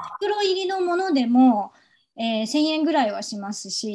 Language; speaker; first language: Japanese; non-native, fluent; Chinese